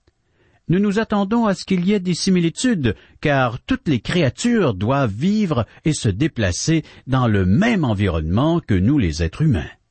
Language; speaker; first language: French; native; French